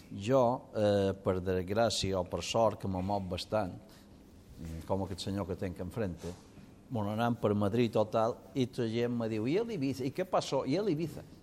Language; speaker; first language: Catalan; non-native, local second language; Spanish